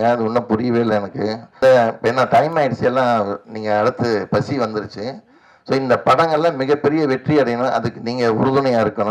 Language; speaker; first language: Tamil; native; Tamil